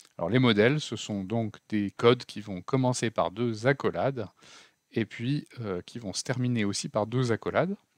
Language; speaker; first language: French; native; French